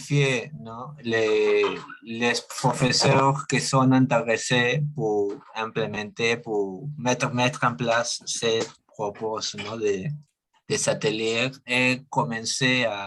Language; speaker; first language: French; non-native, learner; Spanish